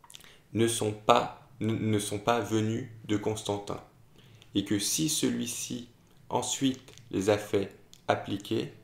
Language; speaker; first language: French; native; French